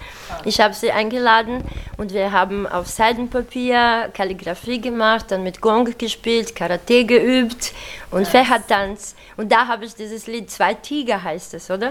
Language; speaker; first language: German; native; German